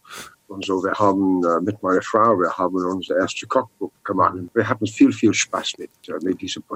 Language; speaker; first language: German; non-native, learner; English